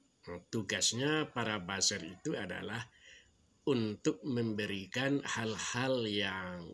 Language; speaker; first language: Indonesian; non-native, local second language; Minangkabau